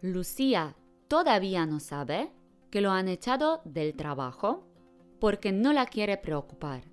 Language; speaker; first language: Spanish; non-native, fluent; Polish